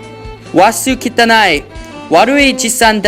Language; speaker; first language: Japanese; non-native, learner; English